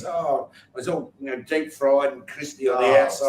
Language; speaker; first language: English; native; English